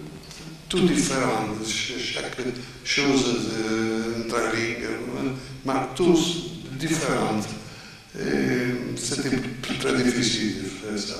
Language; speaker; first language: French; non-native, fluent; Italian